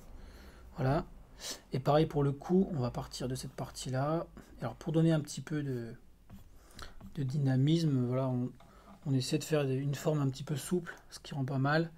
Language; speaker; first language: French; native; French